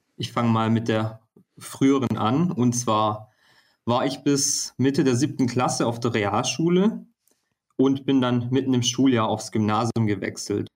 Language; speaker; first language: German; early bilingual, other home language; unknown